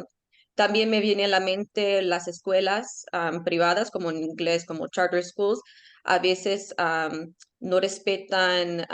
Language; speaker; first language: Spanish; early bilingual, heritage; Spanish